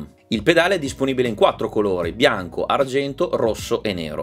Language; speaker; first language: Italian; native; Italian